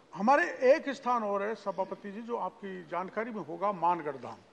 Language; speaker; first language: Hindi; native; Hindi